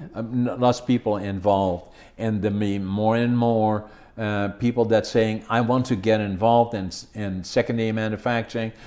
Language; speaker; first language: English; non-native, fluent; Dutch